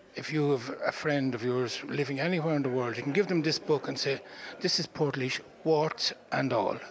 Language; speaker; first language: English; native; English